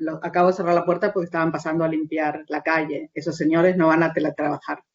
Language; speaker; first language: Spanish; native; Spanish